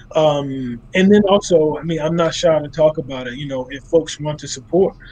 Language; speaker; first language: English; native; English